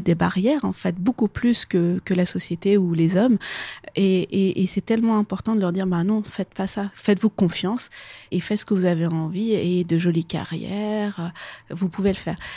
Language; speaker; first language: French; early bilingual, other home language; Persian